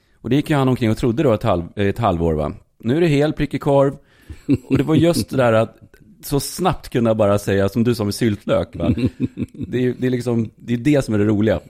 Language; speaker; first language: Swedish; native; Swedish